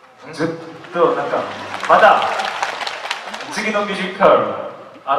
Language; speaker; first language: Japanese; non-native, fluent; Korean